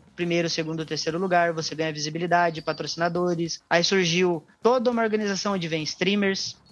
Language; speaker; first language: Portuguese; native; Portuguese